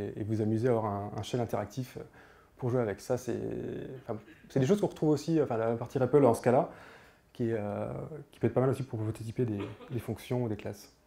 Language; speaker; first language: French; native; French